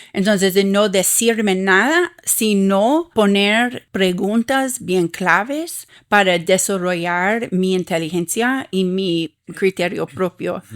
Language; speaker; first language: Spanish; non-native, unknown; English